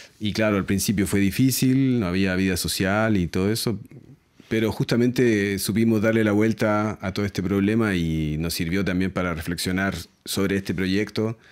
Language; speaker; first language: Spanish; native; Spanish